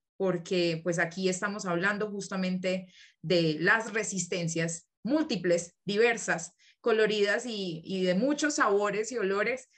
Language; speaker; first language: Spanish; native; Spanish